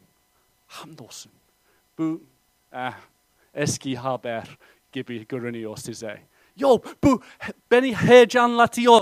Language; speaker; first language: Turkish; non-native, fluent; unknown